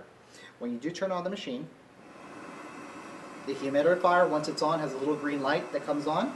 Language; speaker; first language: English; native; English